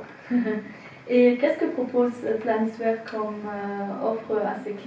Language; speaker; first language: French; non-native, fluent; German